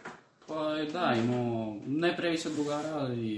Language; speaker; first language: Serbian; early bilingual, heritage; Spanish